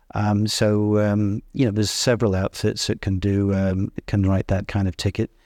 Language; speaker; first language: English; native; English